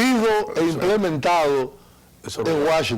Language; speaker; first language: Spanish; native; Spanish